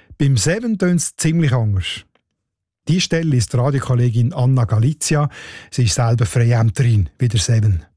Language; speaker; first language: German; native; German